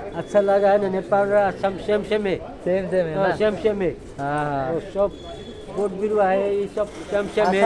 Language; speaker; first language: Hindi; non-native, learner; Nepali